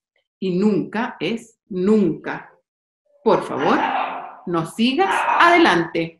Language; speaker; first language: Spanish; native; Spanish